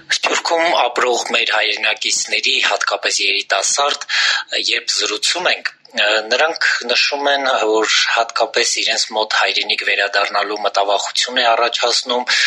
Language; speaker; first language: Armenian; native; Armenian